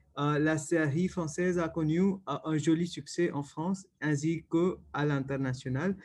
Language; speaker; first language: French; non-native, fluent; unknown